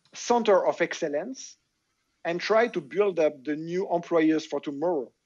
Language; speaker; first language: English; non-native, fluent; French